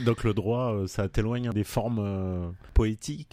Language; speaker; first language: French; native; French